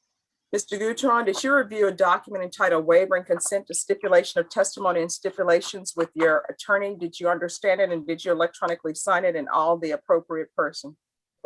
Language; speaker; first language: English; native; English